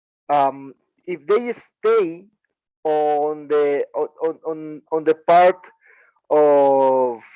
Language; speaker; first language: English; non-native, learner; Spanish